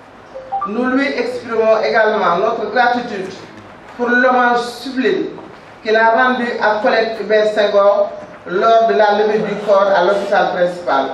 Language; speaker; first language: French; non-native, local second language; Wolof